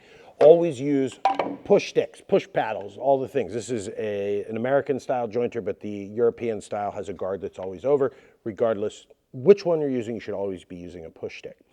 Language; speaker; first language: English; native; English